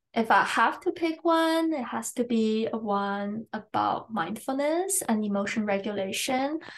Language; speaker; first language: English; non-native, fluent; Chinese